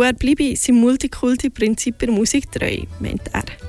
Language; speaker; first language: German; native; German